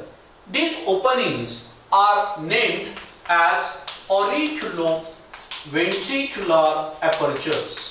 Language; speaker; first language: English; non-native, local second language; Marathi